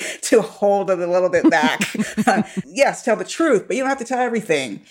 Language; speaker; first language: English; native; English